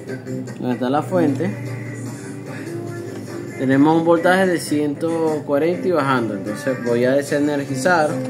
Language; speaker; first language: Spanish; native; Spanish